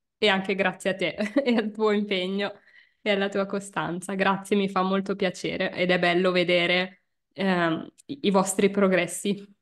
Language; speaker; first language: Italian; native; Italian